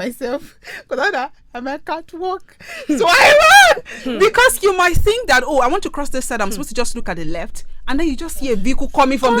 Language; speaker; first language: English; non-native, local second language; Yoruba